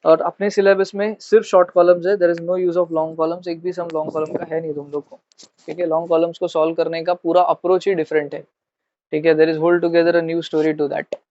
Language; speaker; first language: Hindi; non-native, local second language; Marathi